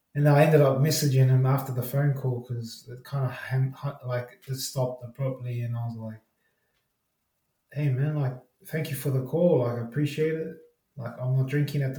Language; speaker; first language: English; native; English